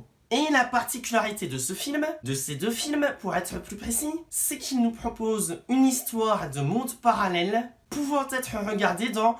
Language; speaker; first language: French; native; French